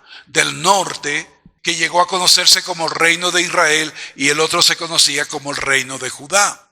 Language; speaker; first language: Spanish; native; Spanish